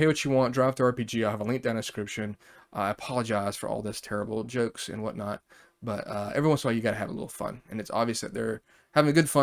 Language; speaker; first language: English; native; English